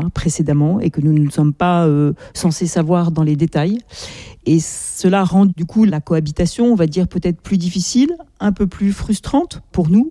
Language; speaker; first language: French; native; French